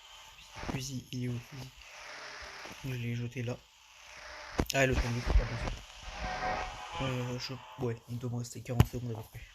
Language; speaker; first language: French; native; French